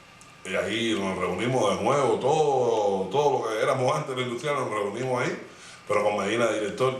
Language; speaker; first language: Spanish; native; Spanish